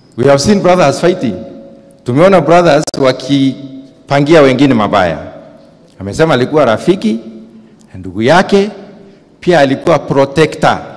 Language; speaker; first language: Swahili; non-native, local second language; Meru